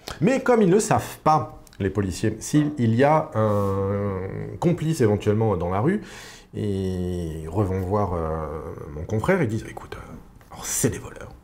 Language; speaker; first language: French; native; French